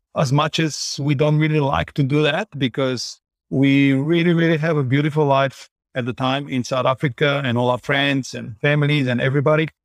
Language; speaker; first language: English; non-native, fluent; Bulgarian